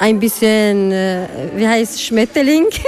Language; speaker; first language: German; non-native, learner; Albanian